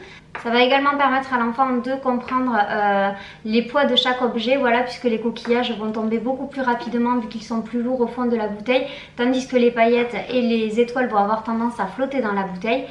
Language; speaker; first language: French; native; French